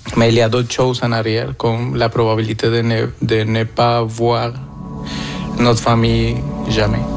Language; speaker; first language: French; non-native, fluent; Spanish